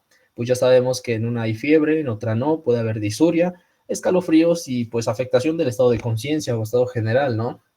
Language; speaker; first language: Spanish; native; Spanish